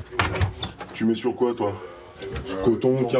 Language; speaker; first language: French; native; French